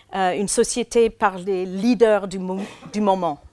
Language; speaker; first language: French; non-native, fluent; English